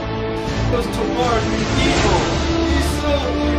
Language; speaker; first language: Spanish; non-native, learner; English